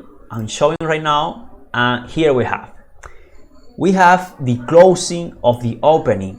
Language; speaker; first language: English; non-native, fluent; Spanish